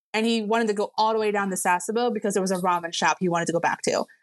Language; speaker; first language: English; native; English